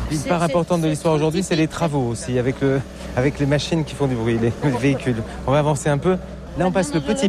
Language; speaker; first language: French; native; French